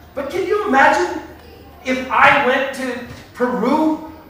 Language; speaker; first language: English; native; English